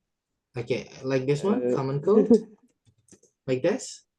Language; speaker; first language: English; non-native, fluent; Indonesian